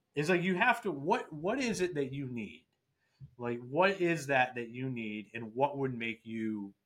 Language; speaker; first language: English; native; English